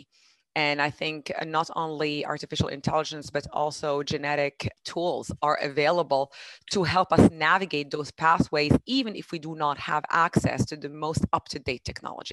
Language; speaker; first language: English; non-native, fluent; Arabic